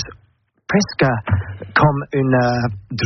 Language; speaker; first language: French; non-native, learner; English